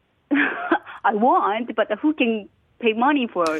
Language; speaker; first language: English; non-native, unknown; Japanese